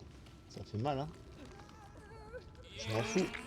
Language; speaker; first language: French; native; French